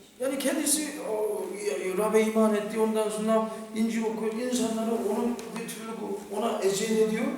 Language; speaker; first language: Turkish; non-native, fluent; Korean